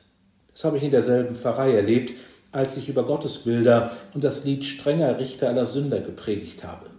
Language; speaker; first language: German; native; German